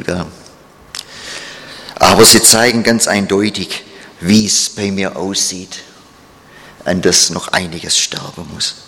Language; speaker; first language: German; non-native, fluent; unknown